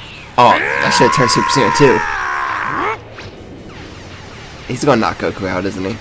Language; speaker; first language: English; native; English